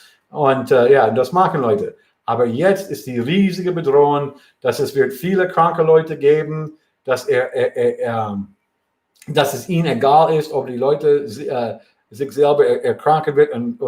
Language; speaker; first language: German; non-native, fluent; English